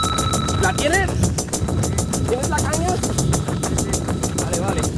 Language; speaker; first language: Spanish; native; Spanish